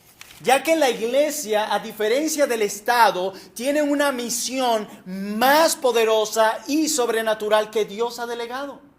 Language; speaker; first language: Spanish; native; Spanish